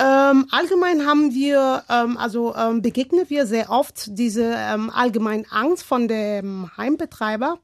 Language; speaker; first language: German; non-native, learner; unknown